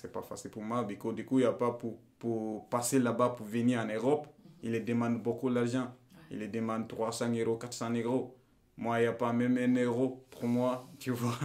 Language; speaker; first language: French; non-native, learner; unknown